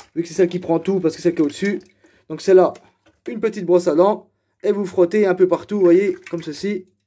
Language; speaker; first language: French; native; French